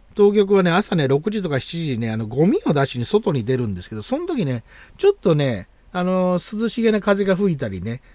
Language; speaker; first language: Japanese; native; Japanese